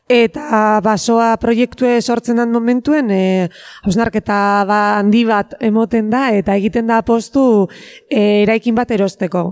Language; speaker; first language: Basque; native; Basque